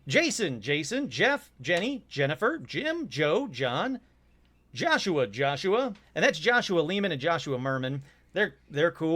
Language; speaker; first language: English; native; English